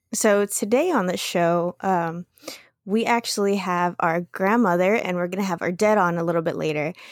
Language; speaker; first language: English; early bilingual, other home language; Spanish